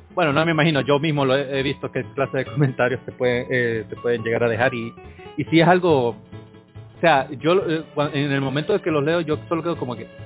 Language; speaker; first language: Spanish; native; Spanish